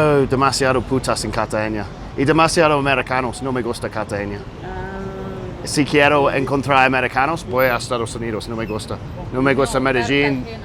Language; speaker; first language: Spanish; non-native, learner; English